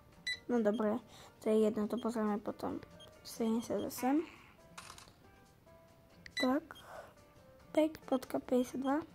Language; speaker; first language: Slovak; native; Slovak